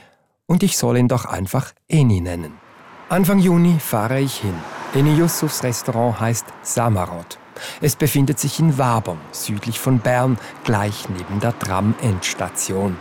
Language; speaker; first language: German; native; German